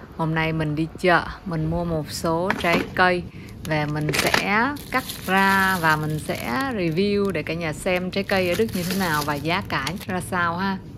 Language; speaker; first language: Vietnamese; native; Vietnamese